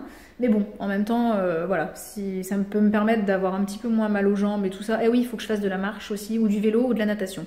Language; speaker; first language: French; native; French